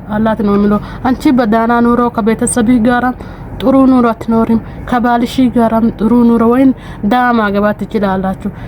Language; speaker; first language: Amharic; non-native, local second language; Oromo